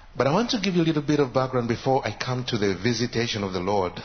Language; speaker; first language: English; non-native, local second language; Ganda